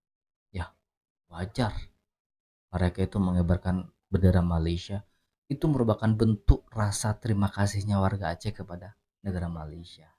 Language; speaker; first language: Indonesian; non-native, fluent; Malay